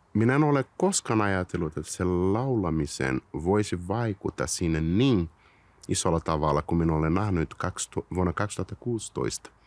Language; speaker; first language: Finnish; non-native, learner; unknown